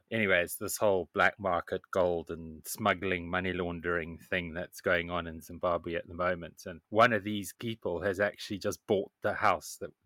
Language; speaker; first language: English; native; English